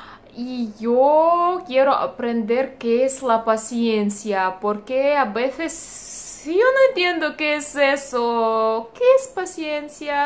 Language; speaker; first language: Spanish; non-native, learner; Russian